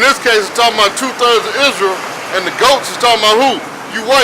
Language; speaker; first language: English; native; English